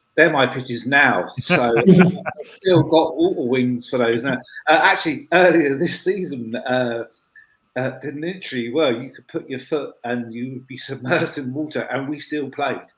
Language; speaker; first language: English; native; English